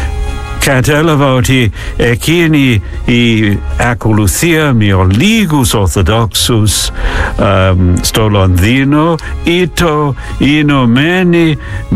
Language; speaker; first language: Greek; non-native, fluent; English